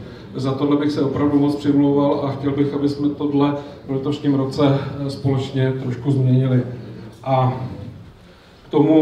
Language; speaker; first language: Czech; native; Czech